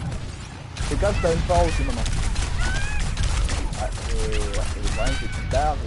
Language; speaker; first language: French; native; French